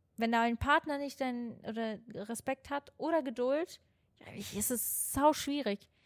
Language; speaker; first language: German; non-native, fluent; Portuguese